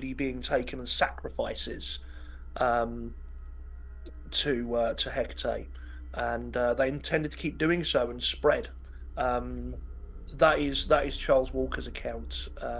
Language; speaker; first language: English; native; English